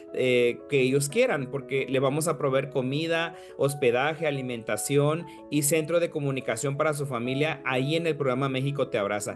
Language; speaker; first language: Spanish; native; Spanish